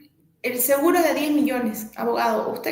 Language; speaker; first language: Spanish; native; Spanish